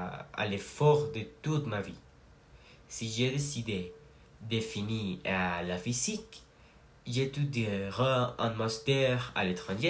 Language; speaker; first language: French; non-native, learner; Spanish